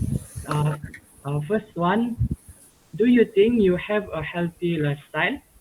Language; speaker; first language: English; non-native, local second language; Malay